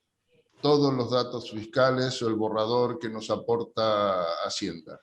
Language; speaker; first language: Spanish; native; Spanish